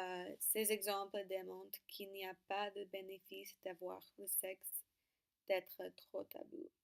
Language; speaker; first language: French; non-native, learner; English